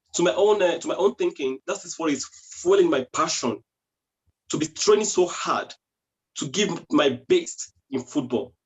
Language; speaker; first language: English; non-native, local second language; Yoruba